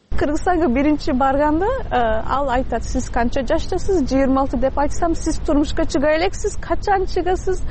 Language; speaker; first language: Kyrgyz; non-native, fluent; Turkish